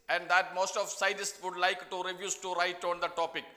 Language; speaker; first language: English; non-native, local second language; Malayalam